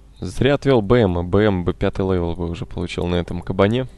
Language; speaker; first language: Russian; native; Russian